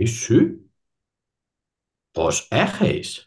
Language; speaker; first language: Greek; non-native, learner; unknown